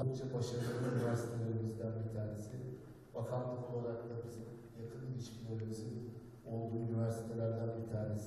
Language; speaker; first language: Turkish; native; Turkish